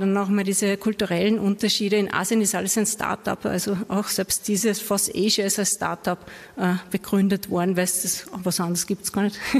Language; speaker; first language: German; native; German